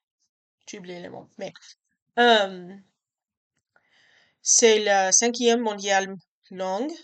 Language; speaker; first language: French; non-native, learner; English